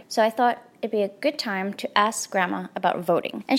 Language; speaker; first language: English; early bilingual, other home language; Chinese